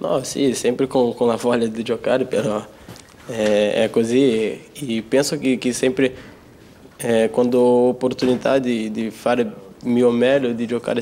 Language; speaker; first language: Italian; non-native, learner; Portuguese